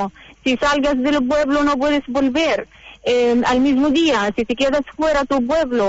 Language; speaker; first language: Spanish; non-native, learner; Arabic